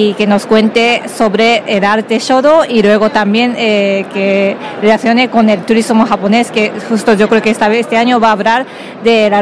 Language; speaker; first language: Spanish; non-native, fluent; Japanese